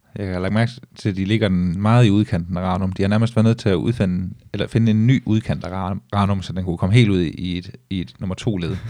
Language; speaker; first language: Danish; native; Danish